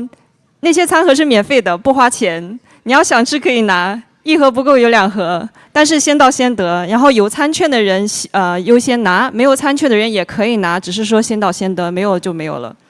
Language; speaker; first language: Chinese; native; Chinese